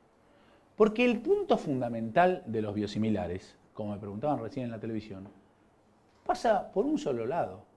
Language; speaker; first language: Spanish; native; Spanish